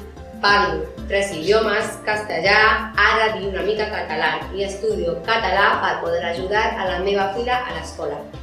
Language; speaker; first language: Catalan; non-native, learner; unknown